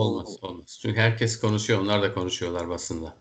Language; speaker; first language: Turkish; native; Turkish